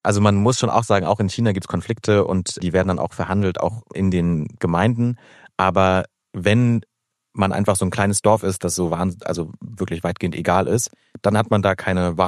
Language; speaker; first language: German; native; German